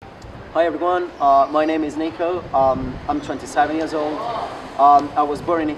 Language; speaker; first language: English; non-native, fluent; Italian